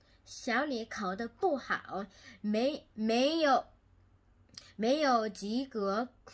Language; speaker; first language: Chinese; non-native, learner; Korean